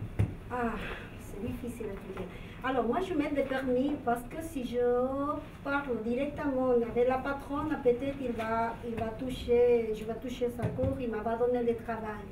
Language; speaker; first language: French; non-native, learner; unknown